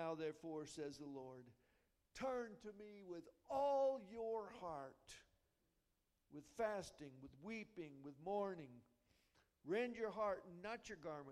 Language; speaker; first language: English; native; English